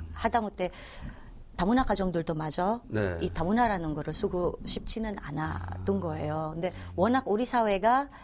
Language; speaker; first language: Korean; non-native, fluent; Filipino